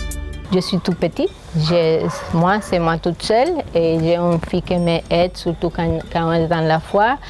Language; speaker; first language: French; non-native, fluent; Spanish